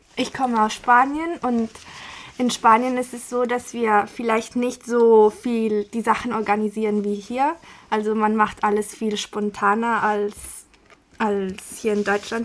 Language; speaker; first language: German; non-native, fluent; Spanish